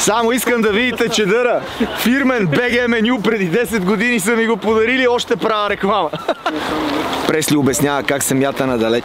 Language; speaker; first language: Bulgarian; native; Bulgarian